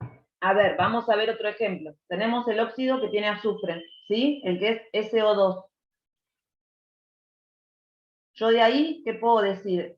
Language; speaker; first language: Spanish; native; Spanish